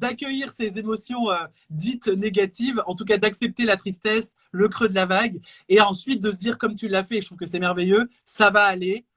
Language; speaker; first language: French; native; French